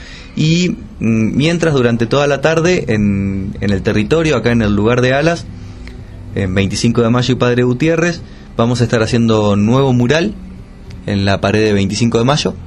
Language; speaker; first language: Spanish; native; Spanish